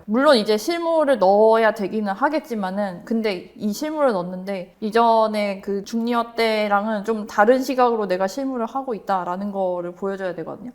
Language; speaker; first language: Korean; native; Korean